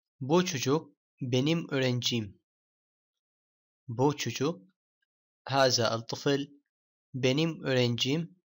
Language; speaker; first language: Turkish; non-native, fluent; Arabic